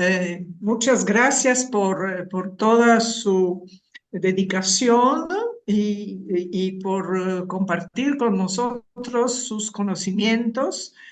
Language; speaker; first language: Spanish; non-native, fluent; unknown